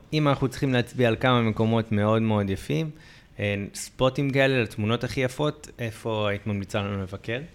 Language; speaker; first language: Hebrew; native; Hebrew